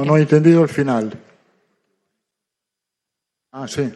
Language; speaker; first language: Portuguese; non-native, learner; Italian